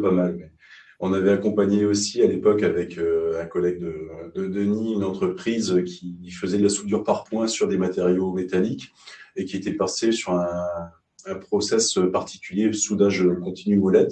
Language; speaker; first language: French; native; French